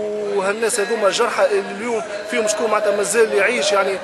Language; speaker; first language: Arabic; native; Arabic